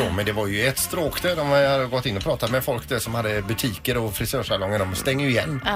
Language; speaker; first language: Swedish; native; Swedish